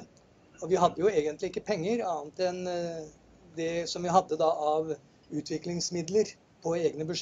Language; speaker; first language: Norwegian; native; Norwegian